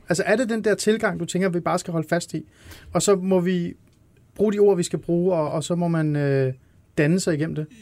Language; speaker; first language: Danish; early bilingual, other home language; Persian